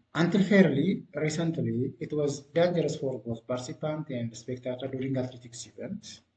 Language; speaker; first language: English; non-native, local second language; Amharic